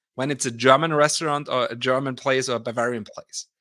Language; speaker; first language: English; non-native, fluent; German